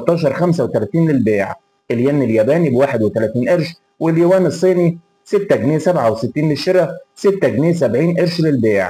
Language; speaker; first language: Arabic; native; Arabic